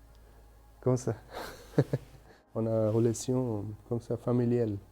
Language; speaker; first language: French; non-native, learner; Bangla